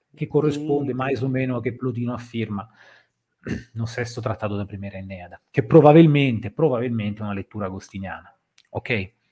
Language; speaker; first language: Portuguese; non-native, fluent; Italian